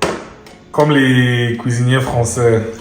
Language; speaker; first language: French; non-native, learner; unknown